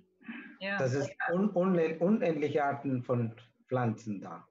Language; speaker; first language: German; non-native, learner; Tamil